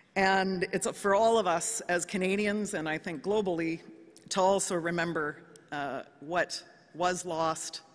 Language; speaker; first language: English; native; English